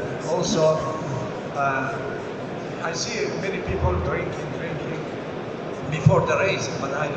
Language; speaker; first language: English; non-native, learner; Italian